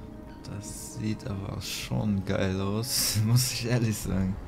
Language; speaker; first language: German; native; German